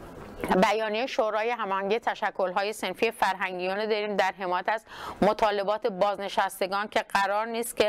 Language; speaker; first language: Persian; non-native, local second language; Kurdish